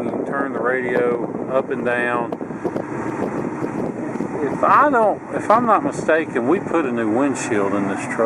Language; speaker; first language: English; native; English